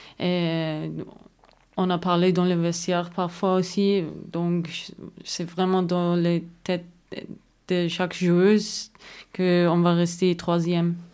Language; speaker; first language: French; non-native, learner; German